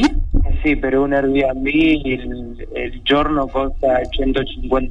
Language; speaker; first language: Italian; non-native, learner; Spanish